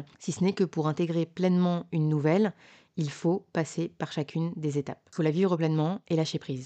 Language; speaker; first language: French; native; French